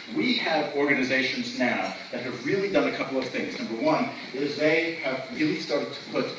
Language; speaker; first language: English; native; English